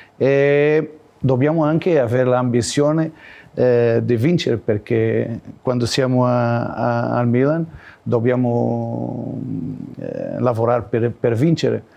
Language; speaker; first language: Italian; non-native, fluent; Portuguese